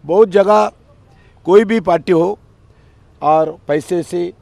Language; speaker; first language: Hindi; non-native, local second language; Telugu